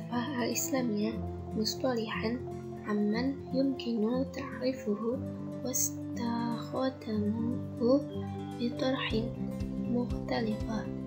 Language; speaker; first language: Arabic; non-native, learner; Indonesian